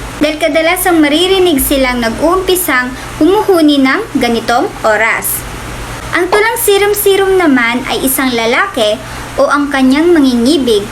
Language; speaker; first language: Filipino; non-native, local second language; Cebuano